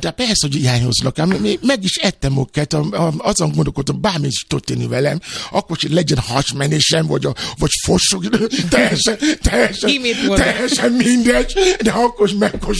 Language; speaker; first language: Hungarian; non-native, fluent; Yoruba